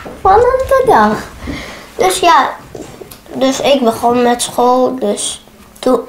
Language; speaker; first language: Dutch; early bilingual, other home language; Arabic